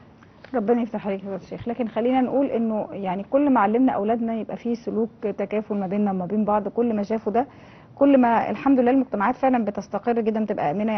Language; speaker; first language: Arabic; native; Arabic